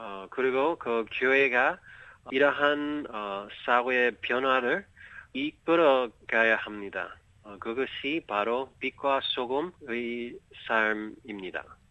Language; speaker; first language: Korean; early bilingual, heritage; Korean